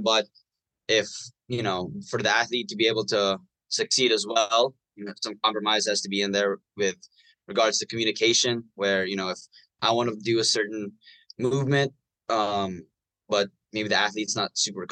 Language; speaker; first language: English; non-native, local second language; Filipino